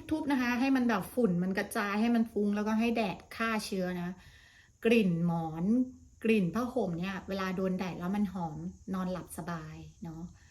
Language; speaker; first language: Thai; native; Thai